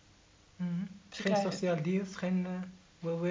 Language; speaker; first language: Dutch; non-native, learner; Arabic